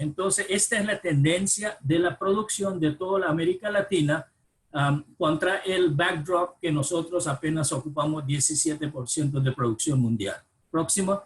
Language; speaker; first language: Spanish; non-native, fluent; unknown